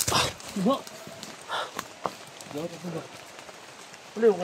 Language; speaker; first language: Filipino; non-native, local second language; Cebuano